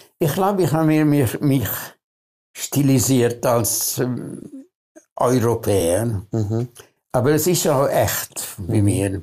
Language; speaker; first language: German; early bilingual, other home language; Hungarian